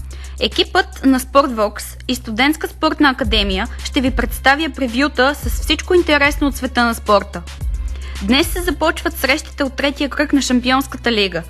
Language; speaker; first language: Bulgarian; native; Bulgarian